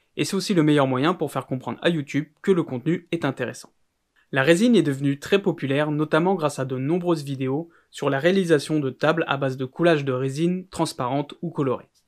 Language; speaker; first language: French; native; French